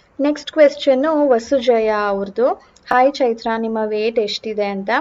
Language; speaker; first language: Kannada; non-native, local second language; Marathi